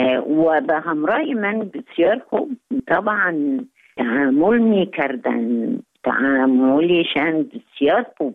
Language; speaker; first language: Persian; non-native, fluent; Arabic